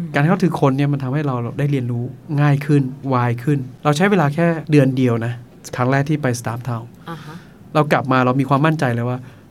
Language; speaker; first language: Thai; non-native, local second language; Akha